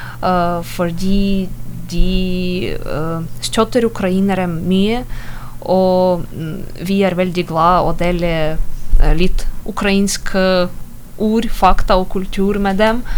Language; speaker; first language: Norwegian; non-native, learner; Ukrainian